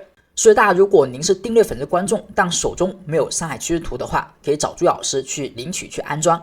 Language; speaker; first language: Chinese; native; Chinese